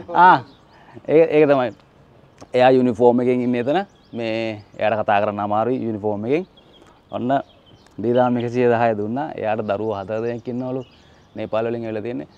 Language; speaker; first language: Hindi; non-native, learner; Sinhala